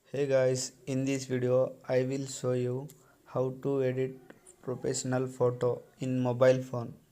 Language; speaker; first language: English; non-native, local second language; Telugu